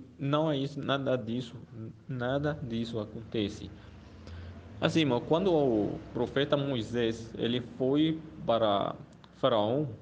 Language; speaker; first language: Portuguese; non-native, fluent; Arabic